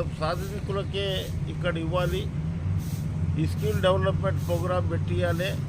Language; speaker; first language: Telugu; non-native, local second language; Lambadi